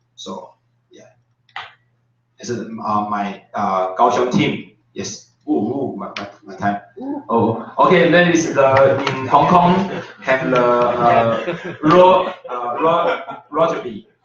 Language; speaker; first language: English; non-native, learner; Chinese